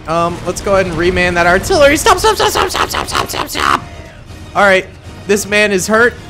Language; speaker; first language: English; native; English